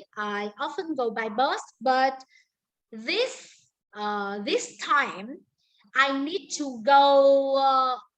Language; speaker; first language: English; non-native, learner; Vietnamese